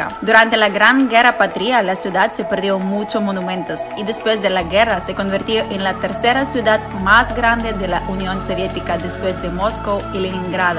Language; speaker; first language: Spanish; non-native, fluent; Ukrainian